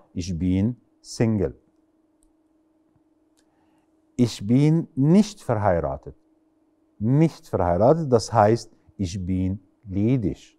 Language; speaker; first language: German; non-native, fluent; Arabic